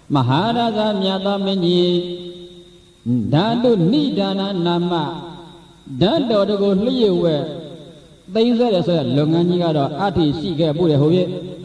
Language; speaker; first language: Burmese; native; Burmese